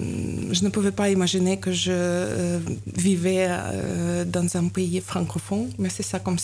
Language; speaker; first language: French; non-native, learner; Ukrainian